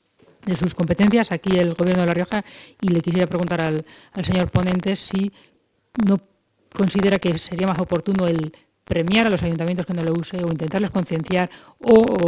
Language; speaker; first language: Spanish; native; Spanish